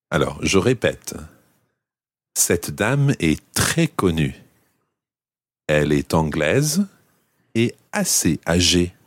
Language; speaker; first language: French; non-native, fluent; English